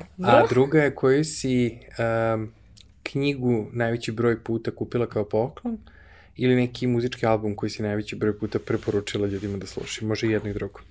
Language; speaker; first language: Serbian; native; Serbian